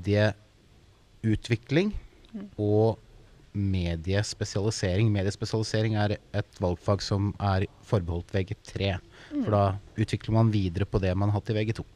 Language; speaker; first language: Norwegian; native; Norwegian